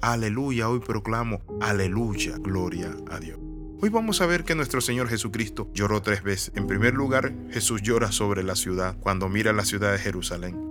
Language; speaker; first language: Spanish; native; Spanish